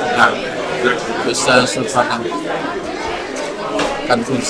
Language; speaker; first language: Dutch; non-native, learner; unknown